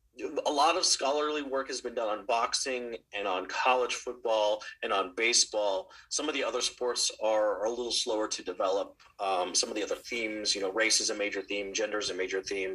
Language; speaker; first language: English; native; English